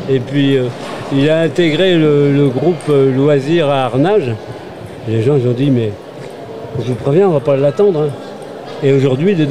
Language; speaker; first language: French; native; French